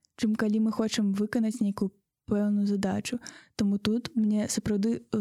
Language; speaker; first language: Belarusian; non-native, local second language; Russian